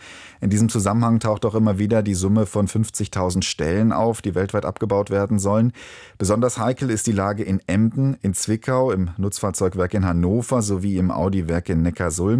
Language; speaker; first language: German; native; German